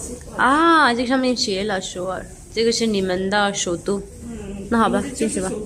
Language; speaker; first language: Chinese; non-native, fluent; Urdu